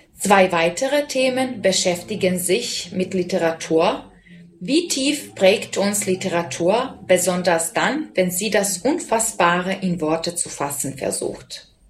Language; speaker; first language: German; non-native, fluent; Serbian